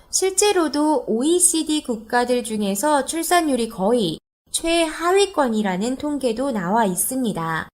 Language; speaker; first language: Korean; native; Korean